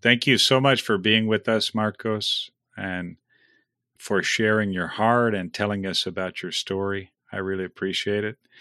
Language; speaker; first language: English; native; English